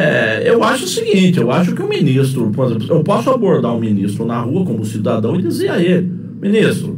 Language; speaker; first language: Portuguese; native; Portuguese